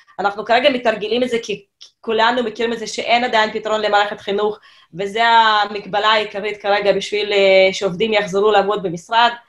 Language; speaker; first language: Hebrew; non-native, fluent; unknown